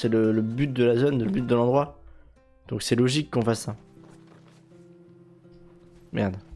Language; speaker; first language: French; native; French